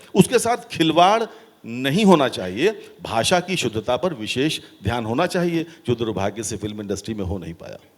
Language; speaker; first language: Hindi; native; Hindi